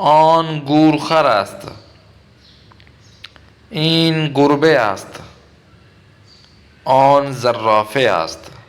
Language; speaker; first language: Persian; non-native, fluent; Urdu